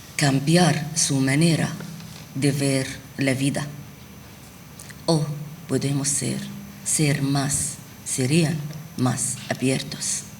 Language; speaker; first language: Spanish; non-native, fluent; Arabic